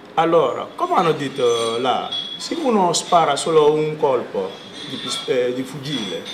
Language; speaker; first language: Italian; non-native, learner; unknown